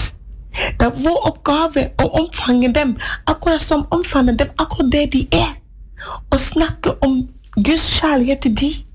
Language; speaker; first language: Norwegian; non-native, fluent; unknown